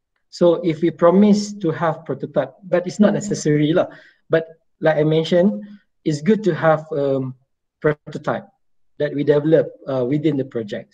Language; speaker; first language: English; non-native, local second language; Malay